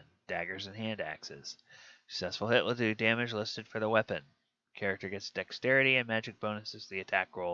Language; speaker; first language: English; native; English